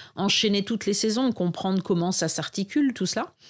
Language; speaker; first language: French; native; French